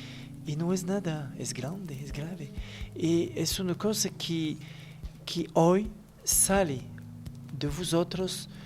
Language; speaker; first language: Spanish; non-native, learner; French